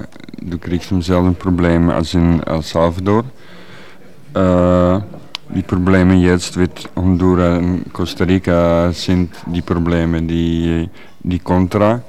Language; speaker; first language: German; non-native, learner; Dutch